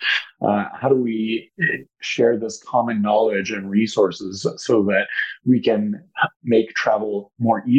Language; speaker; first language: English; native; English